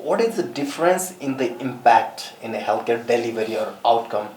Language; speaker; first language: English; non-native, local second language; Nepali